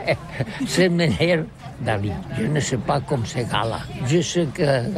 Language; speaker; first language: French; non-native, learner; Catalan